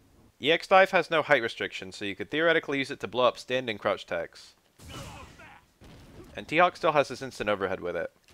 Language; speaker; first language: English; native; English